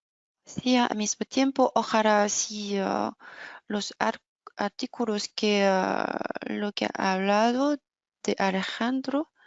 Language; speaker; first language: Spanish; non-native, fluent; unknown